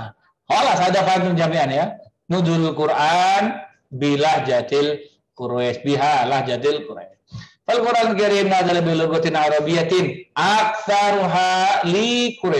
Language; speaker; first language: Arabic; non-native, fluent; Indonesian